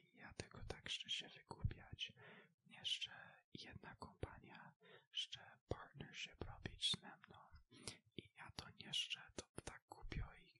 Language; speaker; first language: Polish; early bilingual, heritage; Polish